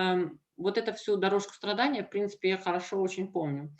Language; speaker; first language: Russian; native; Russian